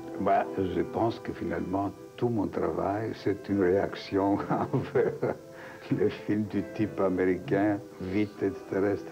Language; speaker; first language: French; non-native, fluent; Greek